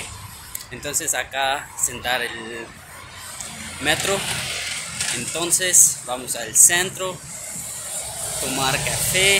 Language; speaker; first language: Spanish; non-native, learner; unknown